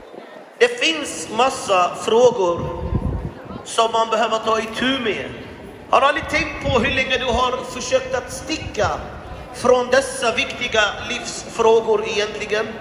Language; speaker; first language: Swedish; non-native, fluent; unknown